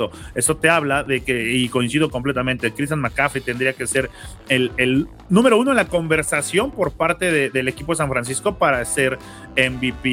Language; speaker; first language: Spanish; native; Spanish